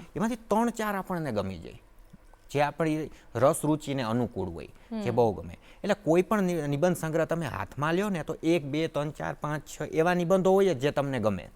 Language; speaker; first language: Gujarati; native; Gujarati